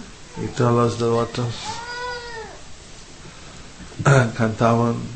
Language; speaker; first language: Spanish; non-native, fluent; English